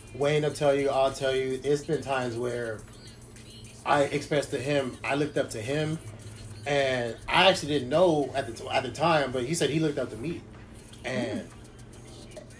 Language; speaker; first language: English; native; English